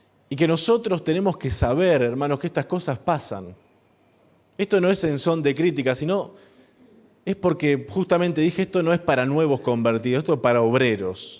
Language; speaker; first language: Spanish; native; Spanish